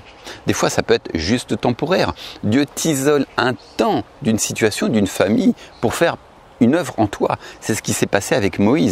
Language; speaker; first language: French; native; French